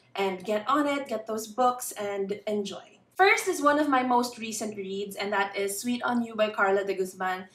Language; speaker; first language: English; non-native, local second language; Filipino